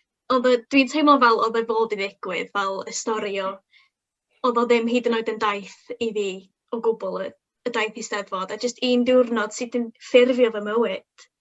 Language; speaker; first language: Welsh; non-native, local second language; English